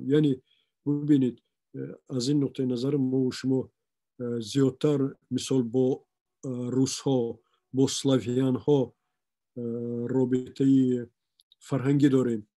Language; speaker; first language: Persian; non-native, local second language; Shughni